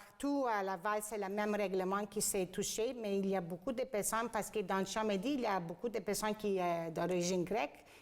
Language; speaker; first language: French; non-native, fluent; Greek